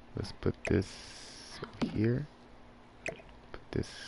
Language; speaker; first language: English; native; English